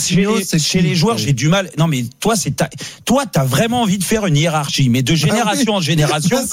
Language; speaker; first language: French; native; French